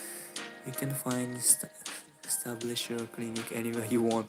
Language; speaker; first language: English; non-native, local second language; Filipino